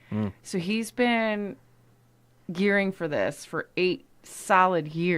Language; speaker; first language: English; native; English